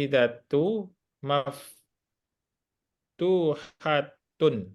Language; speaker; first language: Arabic; non-native, learner; Indonesian